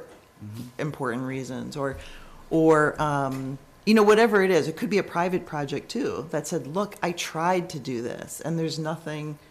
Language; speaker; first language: English; native; English